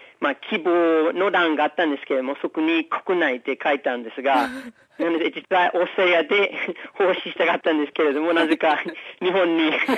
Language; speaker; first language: Japanese; non-native, fluent; English